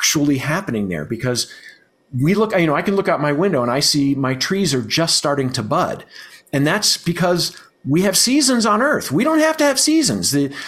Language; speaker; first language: English; native; English